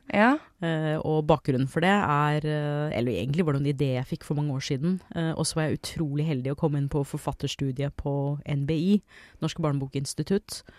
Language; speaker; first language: Norwegian; early bilingual, other home language; English